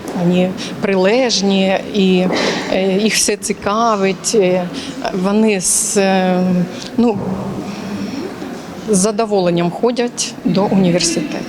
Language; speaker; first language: Ukrainian; non-native, local second language; Russian